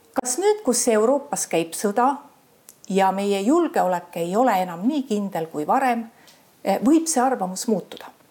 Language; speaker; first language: Estonian; native; Estonian